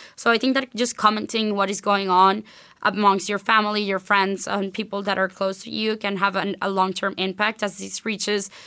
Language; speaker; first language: English; non-native, fluent; Spanish